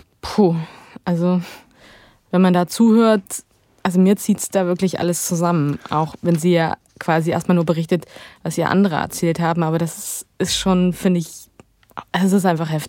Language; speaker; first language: German; native; German